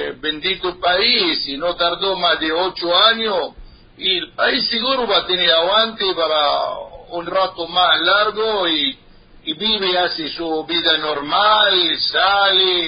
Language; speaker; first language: Spanish; non-native, learner; Arabic